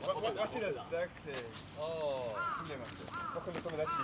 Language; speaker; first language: Japanese; non-native, learner; English